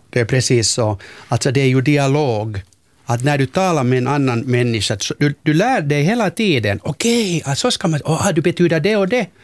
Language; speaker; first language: Swedish; non-native, local second language; Finnish